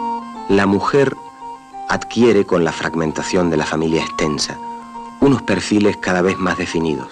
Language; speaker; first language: Spanish; native; Spanish